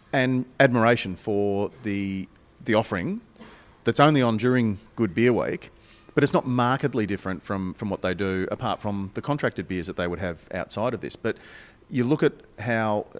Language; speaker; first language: English; native; English